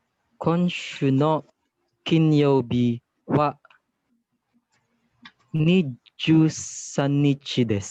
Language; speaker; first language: Japanese; non-native, learner; Filipino